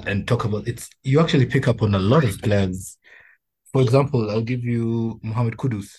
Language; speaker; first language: English; non-native, local second language; Luo (Kenya and Tanzania)